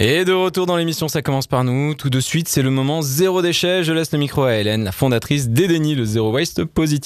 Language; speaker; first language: French; native; French